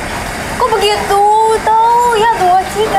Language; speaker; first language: Indonesian; non-native, learner; Russian